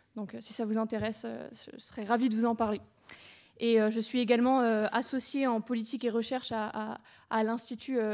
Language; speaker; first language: French; native; French